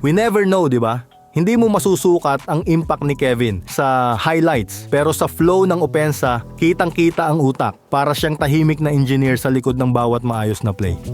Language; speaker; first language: Filipino; native; Filipino